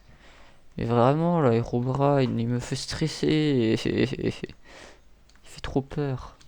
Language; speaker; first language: French; native; French